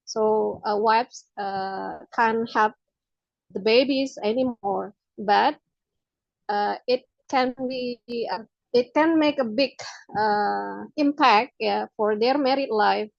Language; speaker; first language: English; non-native, local second language; Indonesian